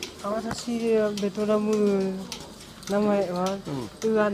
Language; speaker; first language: Japanese; non-native, learner; Vietnamese